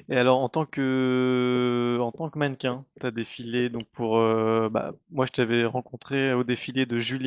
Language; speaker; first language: French; native; French